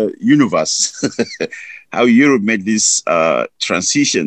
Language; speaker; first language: English; non-native, local second language; Hausa